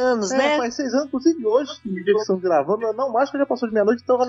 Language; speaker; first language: Portuguese; native; Portuguese